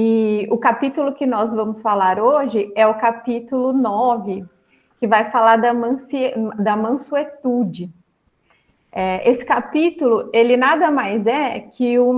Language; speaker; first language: Portuguese; native; Portuguese